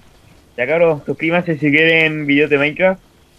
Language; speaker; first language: Spanish; native; Spanish